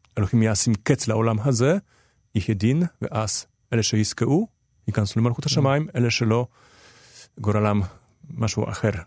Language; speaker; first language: Hebrew; non-native, fluent; Polish